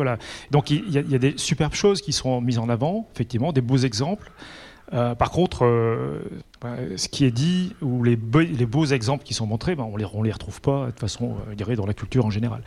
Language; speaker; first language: French; native; French